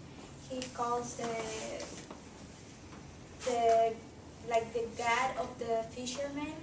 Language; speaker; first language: English; non-native, learner; Spanish